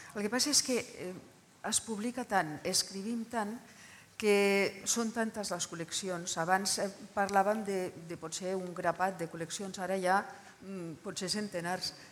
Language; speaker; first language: Catalan; non-native, local second language; Spanish